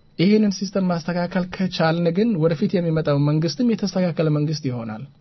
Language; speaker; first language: Amharic; non-native, local second language; Somali